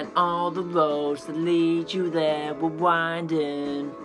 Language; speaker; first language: English; native; English